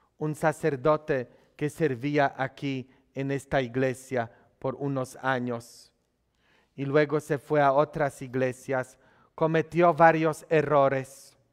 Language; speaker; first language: Spanish; non-native, fluent; Polish